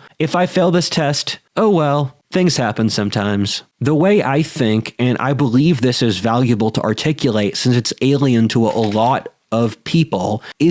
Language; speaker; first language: English; native; English